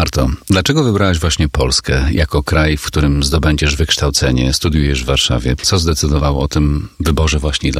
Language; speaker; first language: Polish; native; Polish